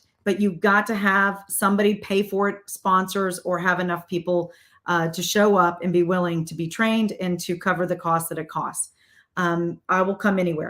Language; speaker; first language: English; native; English